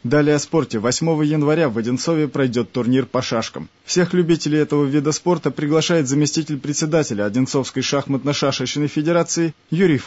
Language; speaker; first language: Russian; native; Russian